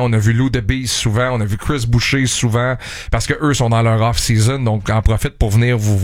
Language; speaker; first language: French; native; French